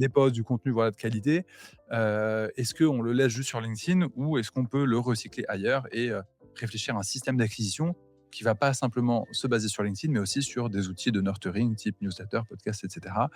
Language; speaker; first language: French; native; French